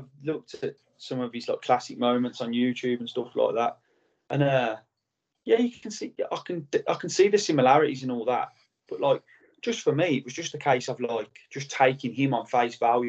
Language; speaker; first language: English; native; English